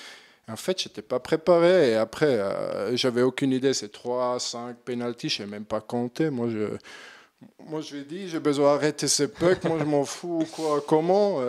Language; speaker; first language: French; non-native, learner; German